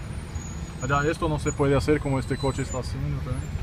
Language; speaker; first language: Spanish; non-native, learner; Portuguese